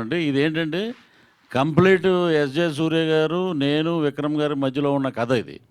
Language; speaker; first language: Telugu; native; Telugu